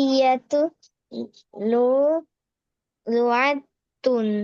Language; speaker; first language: Arabic; non-native, learner; Bangla